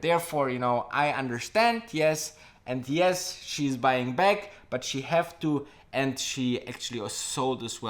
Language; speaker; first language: English; non-native, fluent; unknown